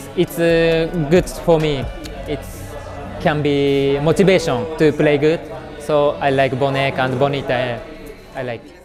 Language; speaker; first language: English; non-native, learner; Japanese